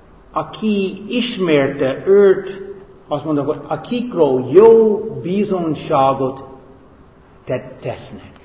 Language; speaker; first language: Hungarian; non-native, fluent; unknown